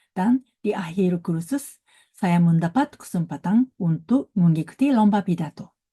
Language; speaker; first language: Indonesian; non-native, learner; Japanese